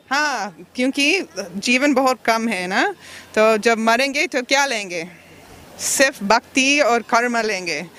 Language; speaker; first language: Hindi; non-native, learner; English